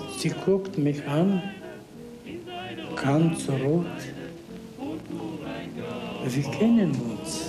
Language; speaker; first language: German; non-native, learner; Bulgarian